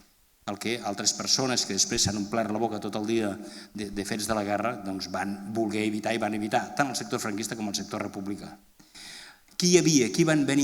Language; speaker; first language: Catalan; native; Catalan